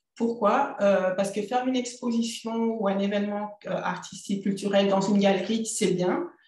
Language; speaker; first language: French; native; French